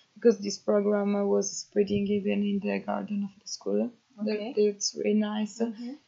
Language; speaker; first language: English; non-native, fluent; Italian